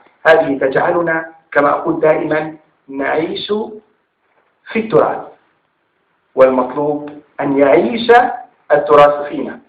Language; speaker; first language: Arabic; native; Arabic